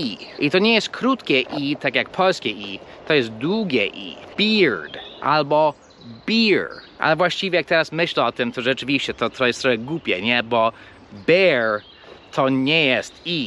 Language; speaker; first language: Polish; non-native, fluent; English